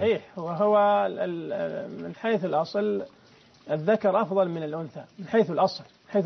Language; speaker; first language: Arabic; native; Arabic